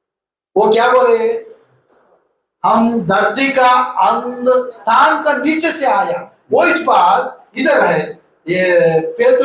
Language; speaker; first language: Hindi; non-native, local second language; Telugu